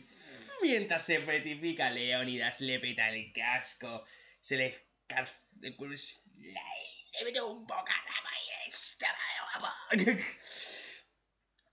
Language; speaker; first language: Spanish; native; Spanish